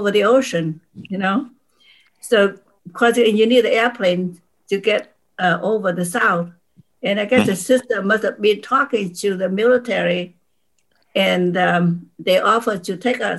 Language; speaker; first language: English; non-native, fluent; Vietnamese